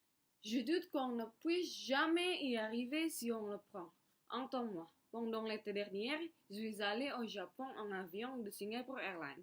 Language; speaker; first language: French; non-native, learner; Indonesian